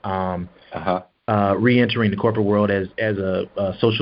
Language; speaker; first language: English; native; English